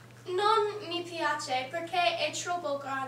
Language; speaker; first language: Italian; non-native, learner; English